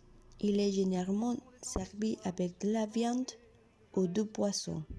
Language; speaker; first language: French; non-native, learner; Spanish